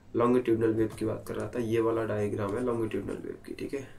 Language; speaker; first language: Hindi; native; Hindi